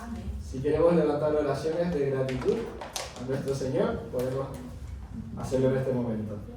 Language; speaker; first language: Spanish; native; Spanish